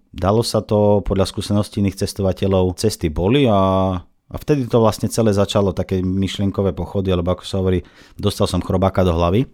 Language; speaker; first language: Slovak; non-native, fluent; Russian